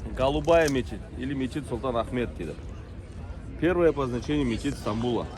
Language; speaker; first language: Russian; non-native, local second language; Kazakh